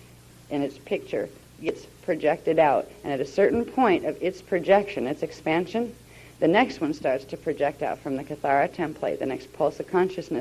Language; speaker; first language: English; native; English